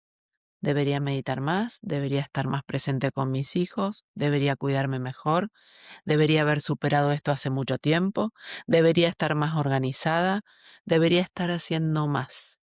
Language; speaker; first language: Spanish; native; Spanish